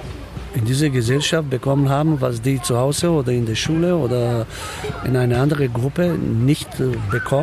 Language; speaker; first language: German; non-native, fluent; Romanian